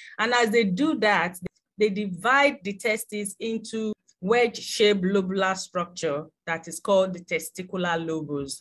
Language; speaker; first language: English; non-native, local second language; Yoruba